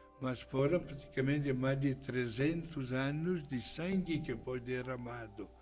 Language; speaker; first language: Portuguese; non-native, fluent; Italian